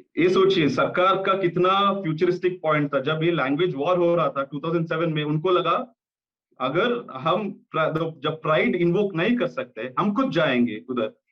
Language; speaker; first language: Hindi; non-native, local second language; Kannada